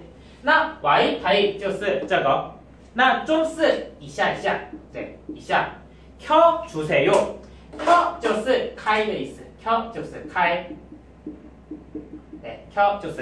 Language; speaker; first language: Chinese; non-native, fluent; Korean